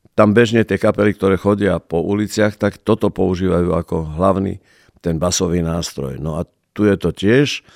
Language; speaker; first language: Slovak; native; Slovak